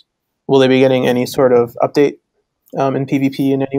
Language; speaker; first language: English; native; English